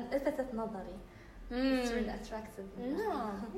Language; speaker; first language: Arabic; non-native, learner; Japanese